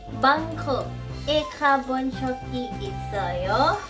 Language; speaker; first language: Korean; non-native, learner; Thai